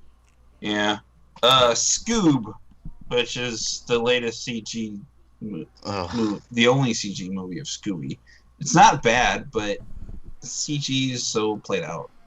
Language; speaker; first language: English; native; English